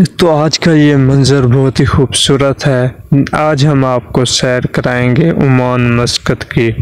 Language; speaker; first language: Urdu; non-native, local second language; Punjabi